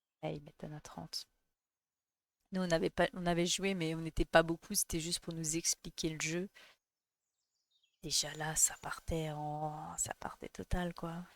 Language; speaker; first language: French; native; French